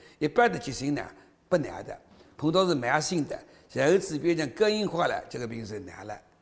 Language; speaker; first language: Chinese; native; Chinese